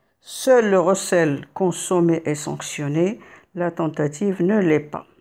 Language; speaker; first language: French; non-native, local second language; Arabic